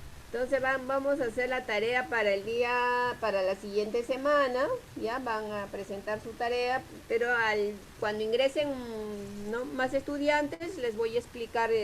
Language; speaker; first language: Spanish; native; Spanish